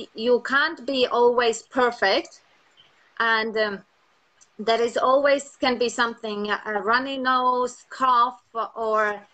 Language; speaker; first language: English; non-native, fluent; Latvian